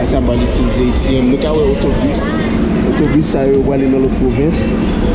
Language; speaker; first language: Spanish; non-native, learner; Haitian Creole